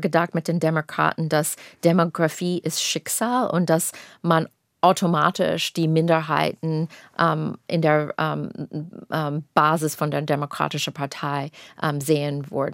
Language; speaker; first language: German; non-native, fluent; English